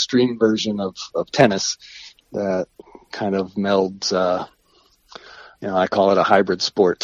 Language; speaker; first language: English; native; English